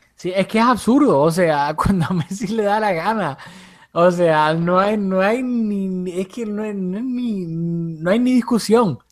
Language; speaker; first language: Spanish; early bilingual, heritage; Spanish